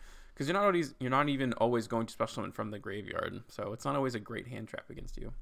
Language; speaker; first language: English; native; English